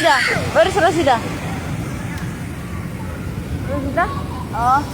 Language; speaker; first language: English; non-native, learner; Malay